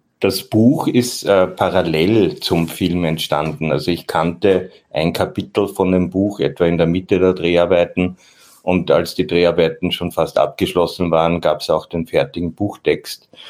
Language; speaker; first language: German; native; German